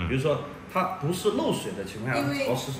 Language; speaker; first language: Chinese; native; Chinese